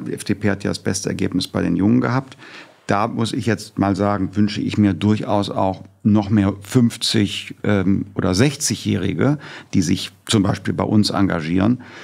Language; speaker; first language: German; native; German